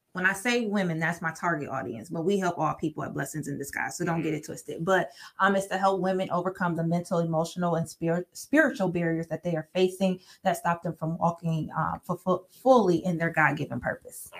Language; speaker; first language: English; native; English